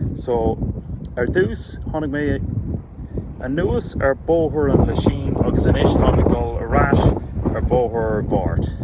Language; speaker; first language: Irish; native; Irish